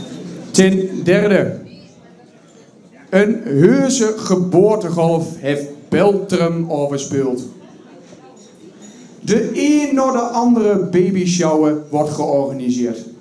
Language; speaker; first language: Dutch; native; Dutch